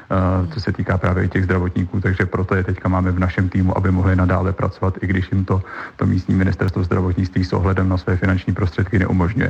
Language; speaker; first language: Czech; native; Czech